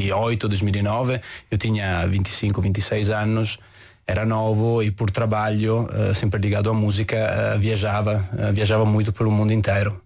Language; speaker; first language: Portuguese; non-native, fluent; Italian